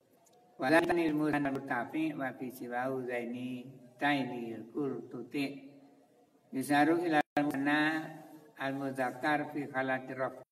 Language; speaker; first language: Arabic; non-native, fluent; Indonesian